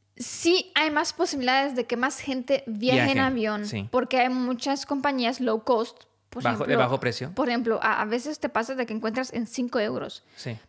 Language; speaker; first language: Spanish; non-native, fluent; Romanian